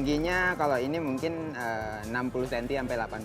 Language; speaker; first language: Indonesian; native; Indonesian